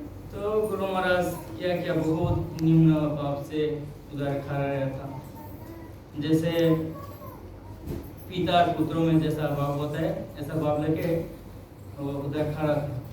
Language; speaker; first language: Hindi; non-native, local second language; Bangla